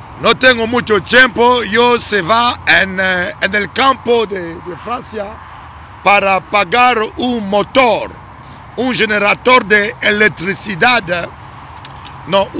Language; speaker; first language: Spanish; non-native, learner; Lingala